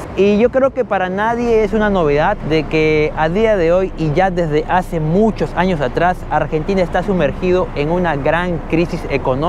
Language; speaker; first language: Spanish; native; Spanish